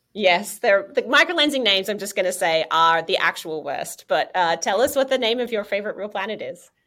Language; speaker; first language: English; native; English